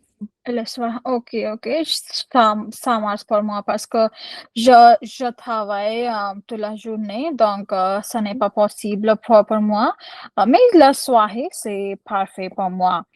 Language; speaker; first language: French; non-native, learner; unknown